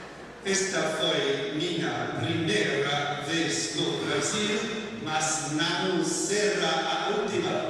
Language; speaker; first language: Portuguese; non-native, learner; English